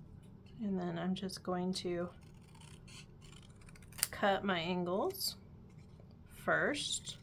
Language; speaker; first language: English; native; English